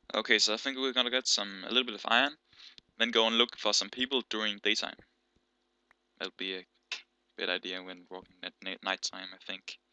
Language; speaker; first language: English; non-native, learner; Danish